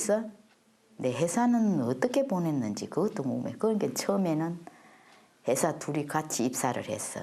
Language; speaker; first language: Korean; native; Korean